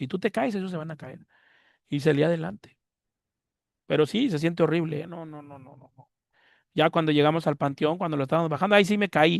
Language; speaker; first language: Spanish; native; Spanish